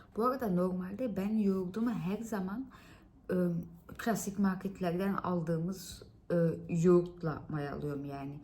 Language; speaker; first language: Turkish; early bilingual, heritage; Turkish